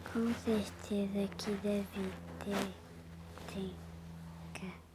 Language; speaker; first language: Portuguese; native; Portuguese